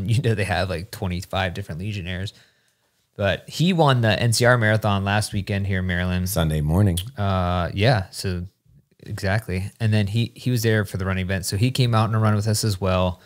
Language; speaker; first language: English; native; English